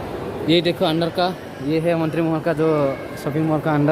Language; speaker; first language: Hindi; non-native, local second language; Kok Borok